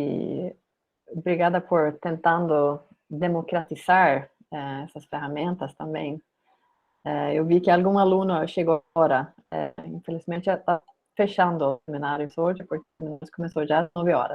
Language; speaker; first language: Portuguese; non-native, fluent; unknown